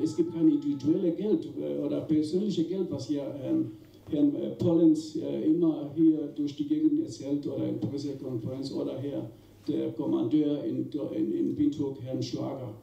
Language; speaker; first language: German; non-native, fluent; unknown